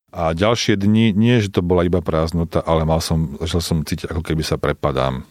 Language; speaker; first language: Slovak; native; Slovak